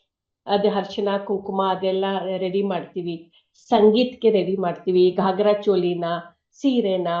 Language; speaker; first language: Kannada; non-native, learner; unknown